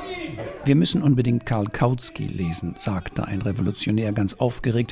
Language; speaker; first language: German; native; German